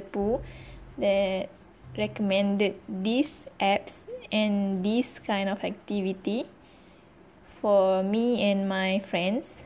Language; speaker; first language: English; non-native, learner; Malay